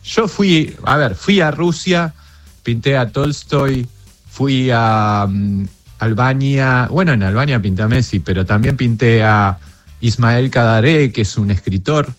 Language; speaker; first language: Spanish; native; Spanish